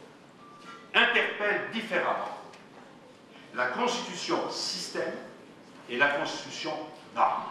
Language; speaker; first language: French; non-native, local second language; Arabic